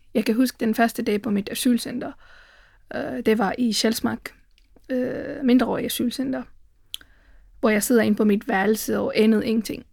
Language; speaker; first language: Danish; non-native, fluent; Tamil